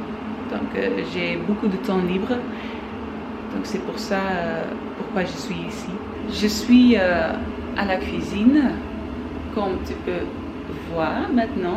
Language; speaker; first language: French; non-native, learner; Dutch